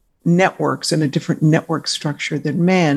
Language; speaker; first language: English; native; English